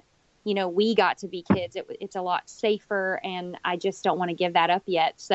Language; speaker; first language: English; native; English